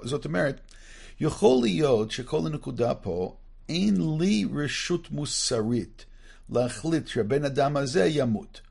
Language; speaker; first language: Hebrew; non-native, fluent; English